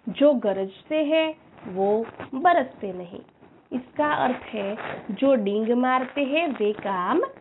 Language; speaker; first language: Hindi; non-native, local second language; Gujarati